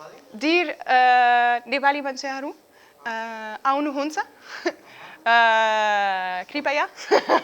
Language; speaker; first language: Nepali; non-native, learner; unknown